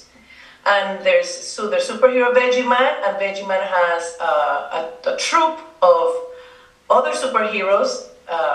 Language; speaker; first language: English; non-native, fluent; Spanish